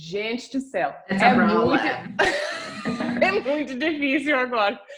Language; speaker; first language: Portuguese; non-native, fluent; English